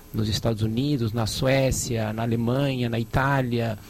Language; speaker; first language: Portuguese; early bilingual, other home language; Spanish